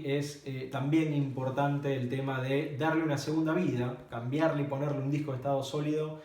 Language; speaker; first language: Spanish; native; Spanish